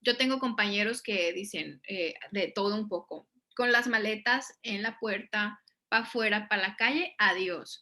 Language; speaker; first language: Spanish; native; Spanish